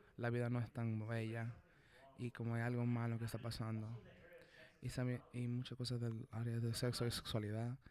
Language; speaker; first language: Spanish; non-native, fluent; English